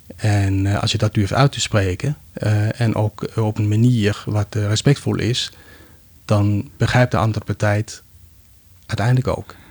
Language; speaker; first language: Dutch; non-native, fluent; Danish